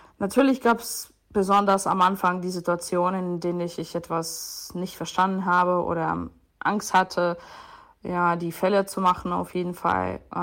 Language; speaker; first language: German; non-native, fluent; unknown